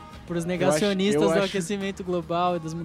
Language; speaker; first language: Portuguese; native; Portuguese